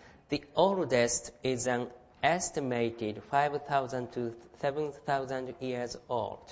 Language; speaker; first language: English; non-native, fluent; Japanese